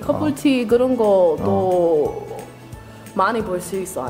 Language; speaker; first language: Korean; non-native, learner; English